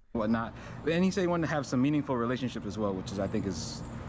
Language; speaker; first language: English; native; English